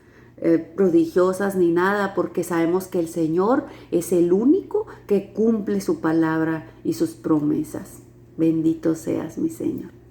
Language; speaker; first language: Spanish; native; Spanish